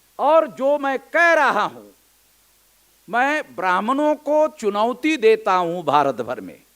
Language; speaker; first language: Hindi; non-native, local second language; Marathi